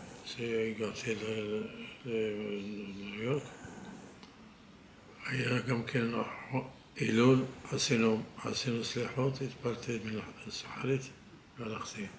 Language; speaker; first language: Hebrew; non-native, fluent; Arabic